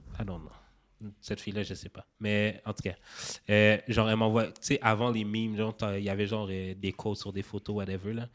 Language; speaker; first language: French; native; French